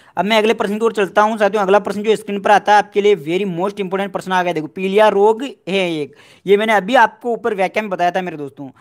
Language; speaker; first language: Hindi; native; Hindi